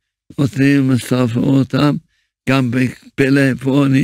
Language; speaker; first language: Hebrew; early bilingual, other home language; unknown